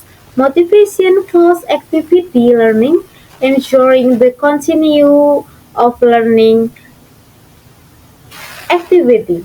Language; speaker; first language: English; non-native, learner; Indonesian